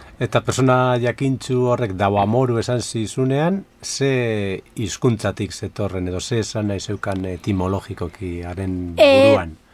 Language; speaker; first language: Basque; native; Basque